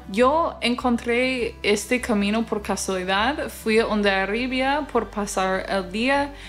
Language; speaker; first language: Spanish; non-native, fluent; English